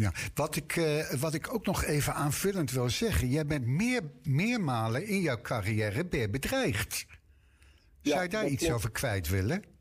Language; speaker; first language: Dutch; native; Dutch